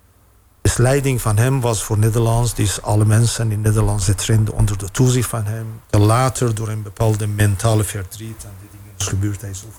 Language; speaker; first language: Dutch; non-native, fluent; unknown